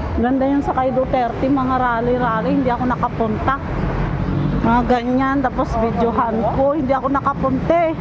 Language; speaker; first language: Filipino; non-native, local second language; Cebuano